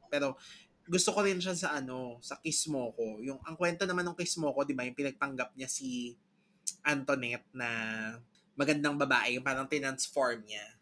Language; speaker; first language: Filipino; native; Filipino